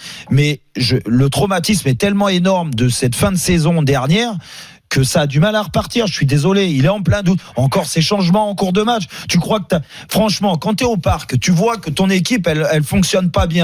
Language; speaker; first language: French; native; French